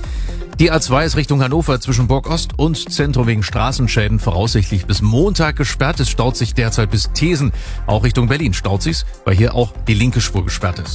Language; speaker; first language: German; native; German